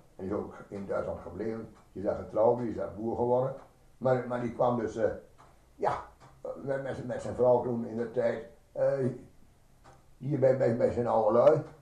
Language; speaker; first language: Dutch; native; Dutch